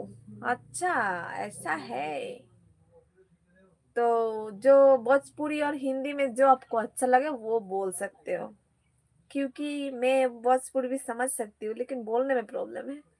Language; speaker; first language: Hindi; non-native, local second language; Bangla